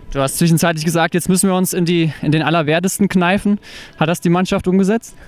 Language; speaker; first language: German; native; German